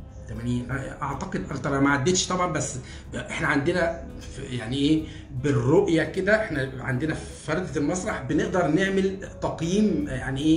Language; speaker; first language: Arabic; native; Arabic